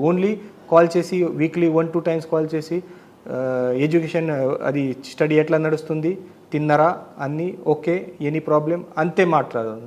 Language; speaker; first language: Telugu; non-native, fluent; Marathi